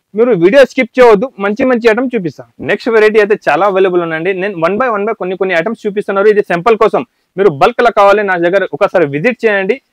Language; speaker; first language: Telugu; non-native, local second language; Urdu